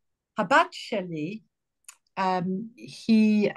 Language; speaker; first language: Hebrew; non-native, learner; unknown